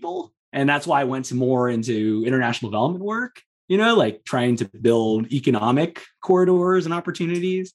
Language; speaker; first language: English; native; English